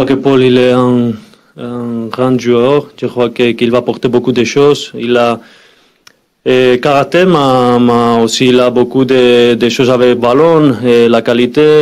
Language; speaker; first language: French; non-native, learner; Spanish